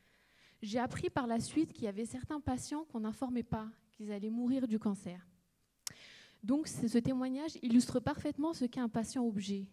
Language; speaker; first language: French; native; French